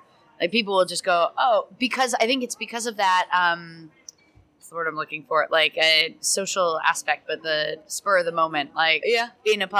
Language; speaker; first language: English; native; English